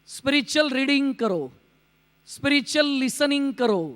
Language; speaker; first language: Hindi; non-native, local second language; Gujarati